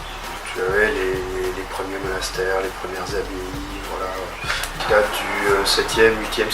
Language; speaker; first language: French; native; French